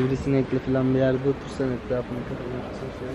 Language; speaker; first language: Turkish; native; Turkish